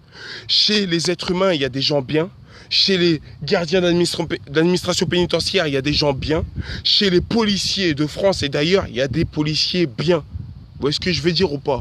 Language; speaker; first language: French; native; French